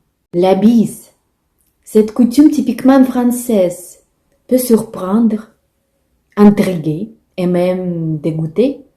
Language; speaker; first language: French; non-native, fluent; Russian